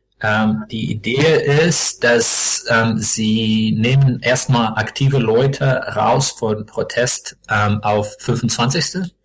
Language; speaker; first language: German; non-native, learner; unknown